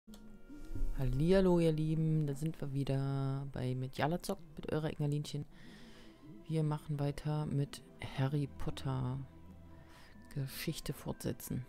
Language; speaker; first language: German; native; German